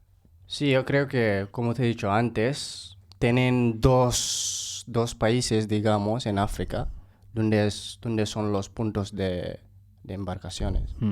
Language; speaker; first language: Spanish; non-native, fluent; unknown